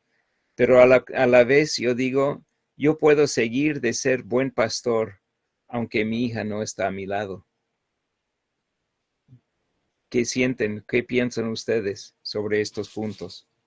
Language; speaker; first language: Spanish; non-native, fluent; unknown